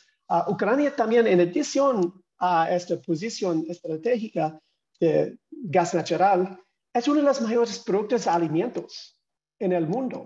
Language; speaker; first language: Spanish; non-native, fluent; English